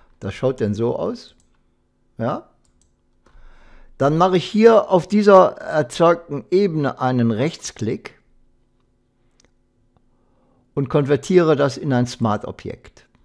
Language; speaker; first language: German; native; German